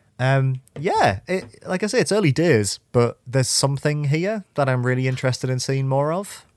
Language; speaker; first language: English; native; English